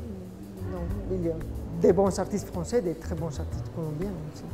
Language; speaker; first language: French; non-native, fluent; Spanish